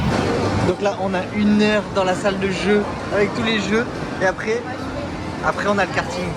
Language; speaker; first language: French; native; French